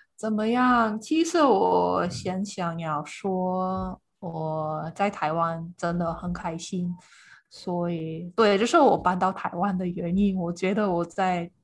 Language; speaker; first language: Chinese; non-native, fluent; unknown